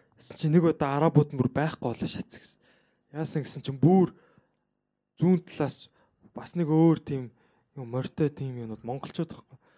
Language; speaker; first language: Mongolian; native; Mongolian